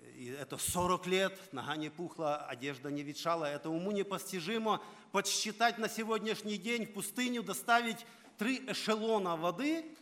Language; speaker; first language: Russian; non-native, local second language; Ukrainian